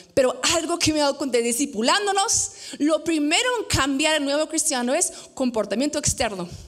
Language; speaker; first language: Spanish; non-native, fluent; English